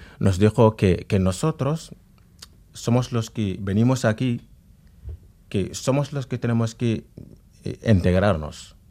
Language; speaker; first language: Spanish; non-native, fluent; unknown